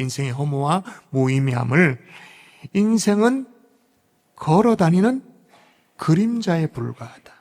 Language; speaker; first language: Korean; native; Korean